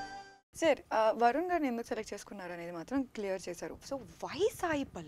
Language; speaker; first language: Telugu; native; Telugu